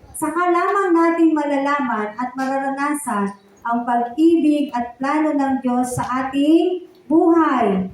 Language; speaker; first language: Filipino; native; Filipino